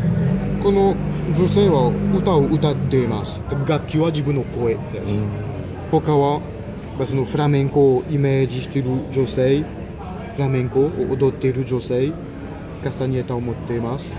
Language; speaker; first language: Japanese; non-native, fluent; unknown